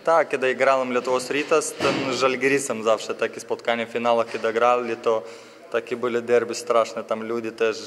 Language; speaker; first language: Polish; non-native, learner; Lithuanian